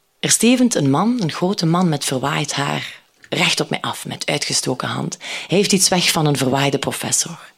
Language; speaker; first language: Dutch; native; Dutch